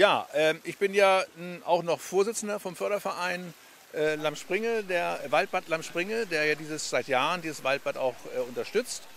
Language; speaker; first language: German; native; German